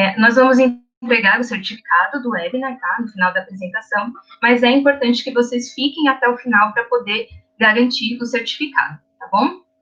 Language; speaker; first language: Portuguese; native; Portuguese